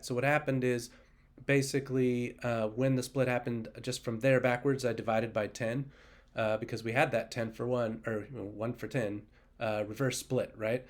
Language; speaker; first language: English; native; English